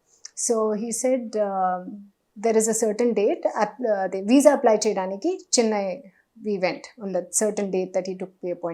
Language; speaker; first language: Telugu; non-native, learner; Hindi